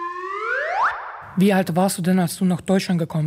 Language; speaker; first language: German; native; German